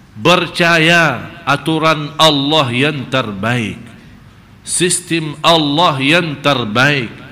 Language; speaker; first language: Malay; non-native, fluent; Arabic